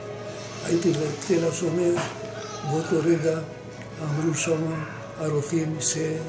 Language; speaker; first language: Hebrew; non-native, fluent; Romanian